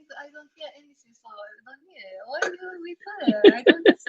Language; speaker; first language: English; non-native, learner; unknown